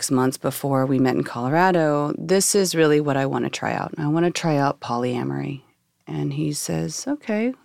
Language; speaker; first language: English; native; English